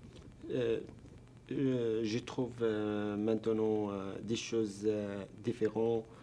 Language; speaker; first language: French; non-native, learner; Arabic